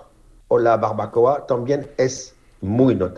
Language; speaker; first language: Spanish; non-native, learner; French